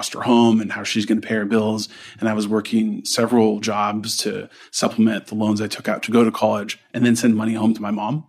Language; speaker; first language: English; native; English